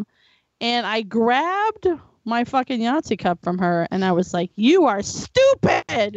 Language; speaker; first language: English; native; English